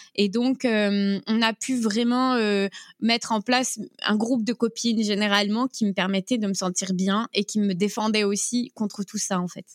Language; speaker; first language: French; native; French